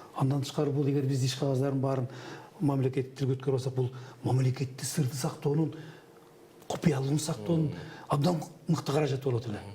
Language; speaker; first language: Kyrgyz; native; Kyrgyz